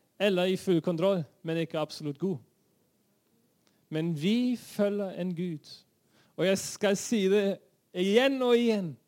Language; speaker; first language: Norwegian; non-native, fluent; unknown